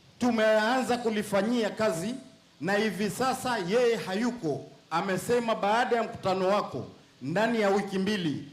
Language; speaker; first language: Swahili; native; Swahili